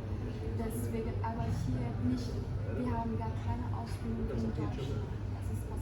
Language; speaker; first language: German; non-native, learner; Vietnamese